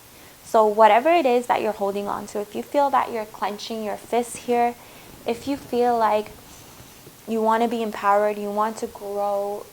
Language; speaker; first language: English; native; English